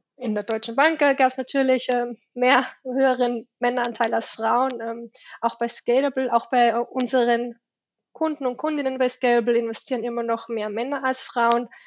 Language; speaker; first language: German; native; German